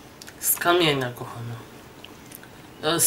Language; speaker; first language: Polish; native; Polish